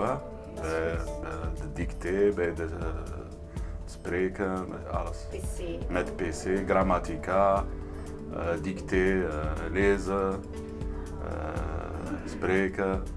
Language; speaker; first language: Dutch; non-native, learner; Arabic